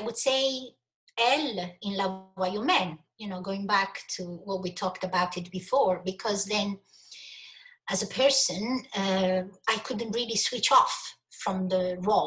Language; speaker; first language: English; non-native, fluent; Italian